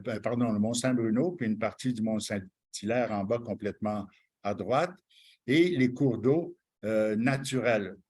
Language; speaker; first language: French; native; French